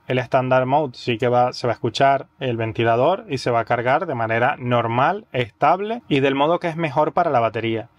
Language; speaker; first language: Spanish; native; Spanish